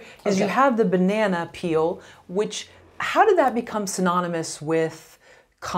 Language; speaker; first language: English; native; English